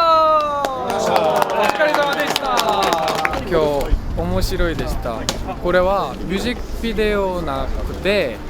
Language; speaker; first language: Japanese; non-native, learner; Korean